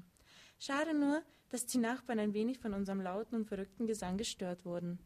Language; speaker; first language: German; early bilingual, other home language; Russian